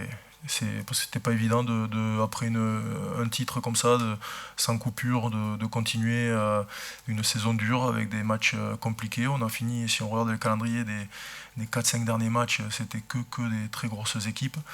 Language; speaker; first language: French; native; French